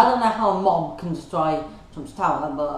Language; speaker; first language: English; native; English